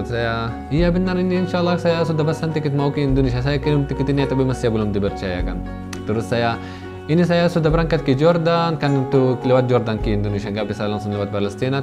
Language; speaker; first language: Indonesian; non-native, fluent; Arabic